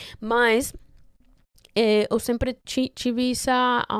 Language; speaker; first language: Portuguese; non-native, fluent; Spanish